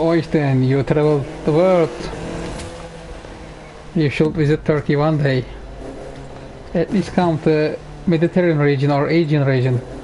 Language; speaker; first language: English; non-native, fluent; Turkish